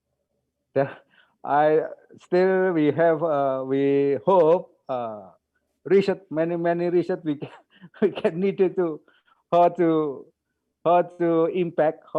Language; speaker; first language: English; non-native, learner; Indonesian